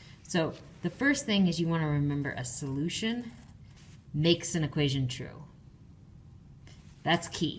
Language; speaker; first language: English; native; English